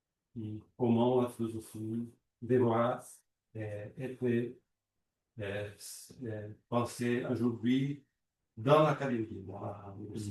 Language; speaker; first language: French; non-native, learner; Portuguese